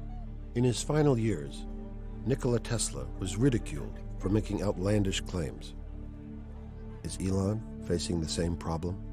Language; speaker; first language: English; native; English